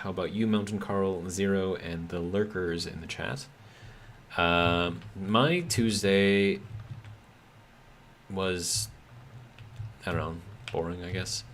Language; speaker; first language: English; native; English